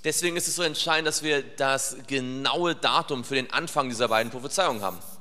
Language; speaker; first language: German; native; German